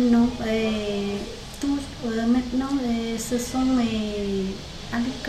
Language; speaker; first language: French; non-native, learner; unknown